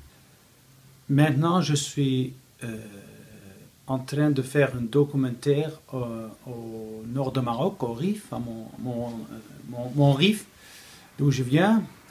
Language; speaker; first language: French; non-native, fluent; Riffian